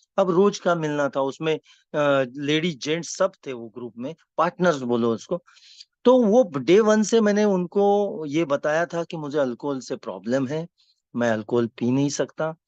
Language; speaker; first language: Hindi; non-native, local second language; Marathi